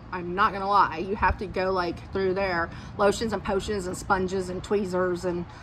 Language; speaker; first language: English; native; English